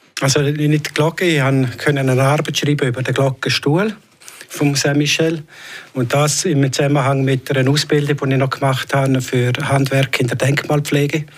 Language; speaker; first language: German; native; German